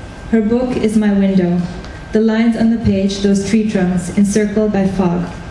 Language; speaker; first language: English; early bilingual, other home language; Hungarian